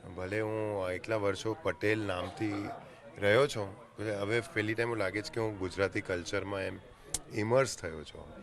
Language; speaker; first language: Gujarati; native; Gujarati